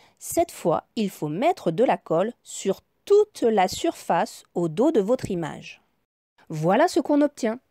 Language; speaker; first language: French; native; French